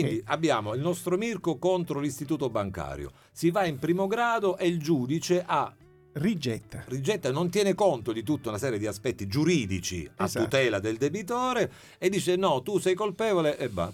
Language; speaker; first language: Italian; native; Italian